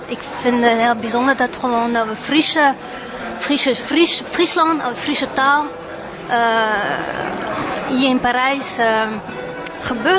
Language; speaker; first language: Dutch; early bilingual, other home language; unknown